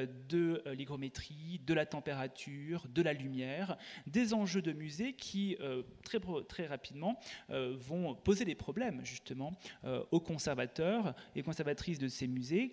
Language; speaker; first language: French; native; French